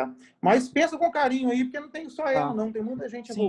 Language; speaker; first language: Portuguese; native; Portuguese